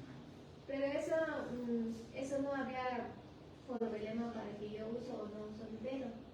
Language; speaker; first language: Spanish; non-native, learner; Persian